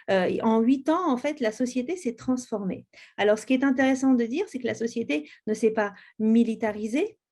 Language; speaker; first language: French; native; French